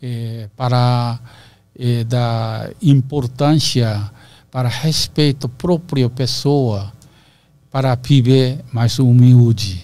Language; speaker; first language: Portuguese; non-native, learner; Korean